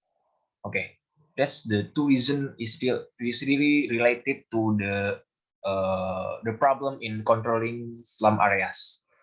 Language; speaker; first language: English; non-native, learner; Indonesian